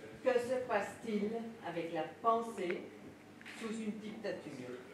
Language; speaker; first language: French; non-native, fluent; Danish